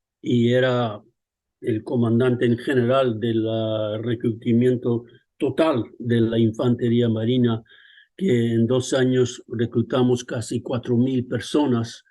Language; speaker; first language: Spanish; early bilingual, other home language; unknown